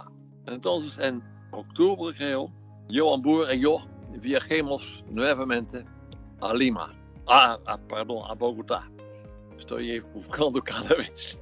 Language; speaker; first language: Spanish; non-native, fluent; Dutch